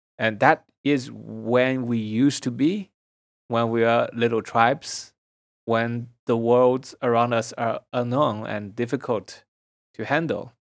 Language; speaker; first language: English; non-native, fluent; Chinese